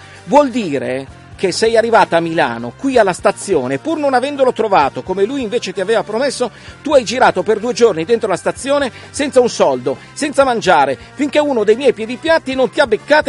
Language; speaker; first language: Italian; native; Italian